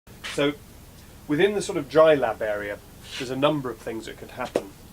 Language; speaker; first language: English; native; English